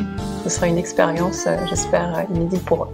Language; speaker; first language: French; native; French